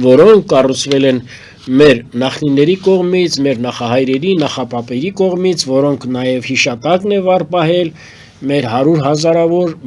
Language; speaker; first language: Armenian; native; Armenian